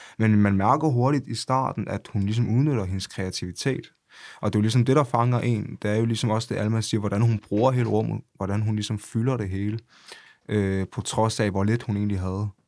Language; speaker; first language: Danish; early bilingual, other home language; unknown